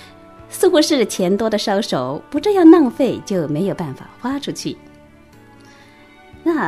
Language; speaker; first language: Chinese; native; Chinese